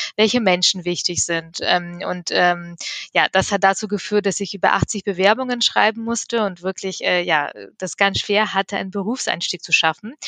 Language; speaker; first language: German; early bilingual, other home language; Russian